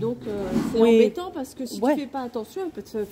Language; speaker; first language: French; native; French